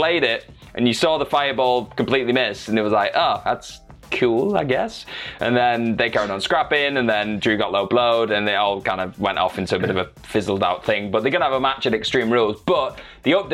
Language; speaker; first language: English; native; English